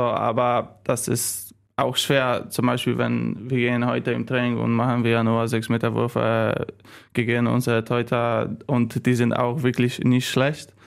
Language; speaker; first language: German; non-native, learner; Polish